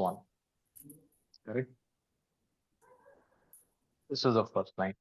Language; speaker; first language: English; non-native, local second language; Hindi